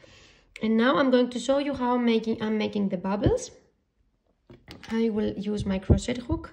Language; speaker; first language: English; non-native, fluent; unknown